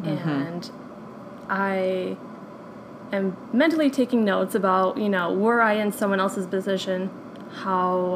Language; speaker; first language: English; native; English